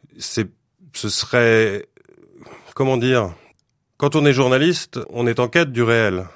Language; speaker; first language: French; native; French